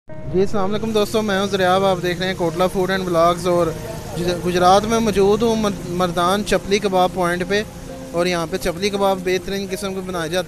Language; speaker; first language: Hindi; non-native, local second language; Punjabi